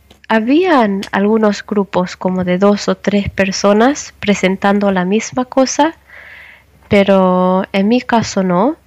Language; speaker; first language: Spanish; non-native, learner; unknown